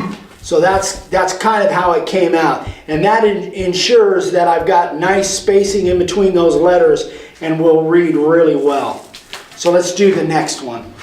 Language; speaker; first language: English; native; English